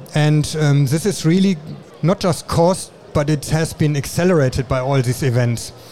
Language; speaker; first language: English; non-native, fluent; German